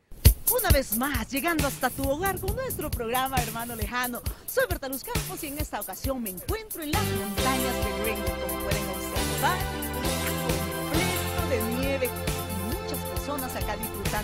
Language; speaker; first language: Spanish; native; Spanish